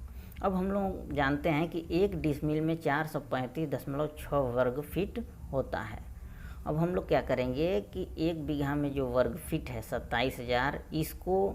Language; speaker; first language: Hindi; native; Hindi